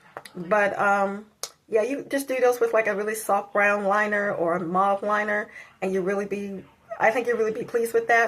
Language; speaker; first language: English; native; English